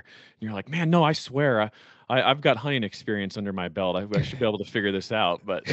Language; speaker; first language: English; native; English